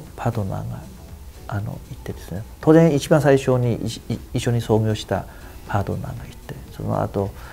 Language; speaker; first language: Japanese; non-native, fluent; Chinese